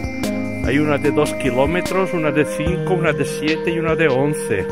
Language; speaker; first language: Spanish; non-native, fluent; Portuguese